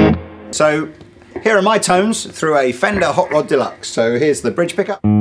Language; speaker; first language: English; native; English